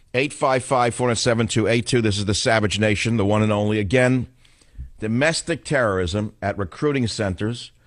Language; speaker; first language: English; native; English